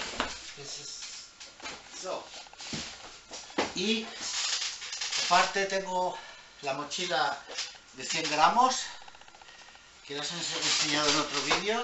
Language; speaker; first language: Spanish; early bilingual, heritage; Spanish